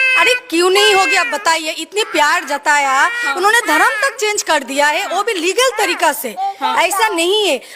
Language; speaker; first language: Hindi; non-native, fluent; Bangla